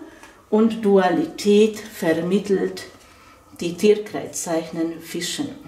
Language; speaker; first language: German; non-native, fluent; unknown